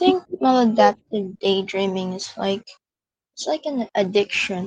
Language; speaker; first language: English; non-native, local second language; Filipino